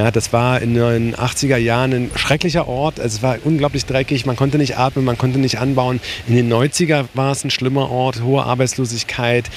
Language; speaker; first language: German; native; German